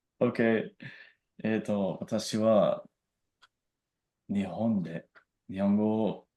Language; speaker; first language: Japanese; non-native, learner; English